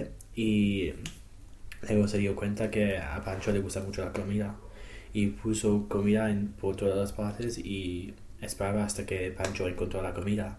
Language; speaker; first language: Spanish; non-native, learner; English